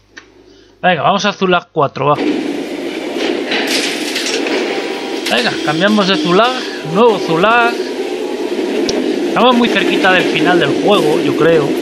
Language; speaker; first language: Spanish; native; Spanish